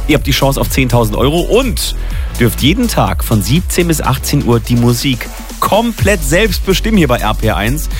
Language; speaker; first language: German; native; German